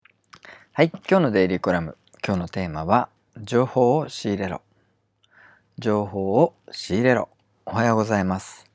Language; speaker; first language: Japanese; native; Japanese